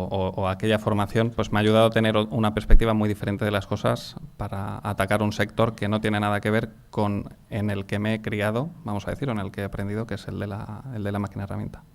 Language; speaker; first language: Spanish; native; Spanish